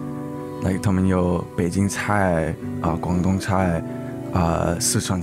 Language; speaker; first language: Chinese; early bilingual, heritage; English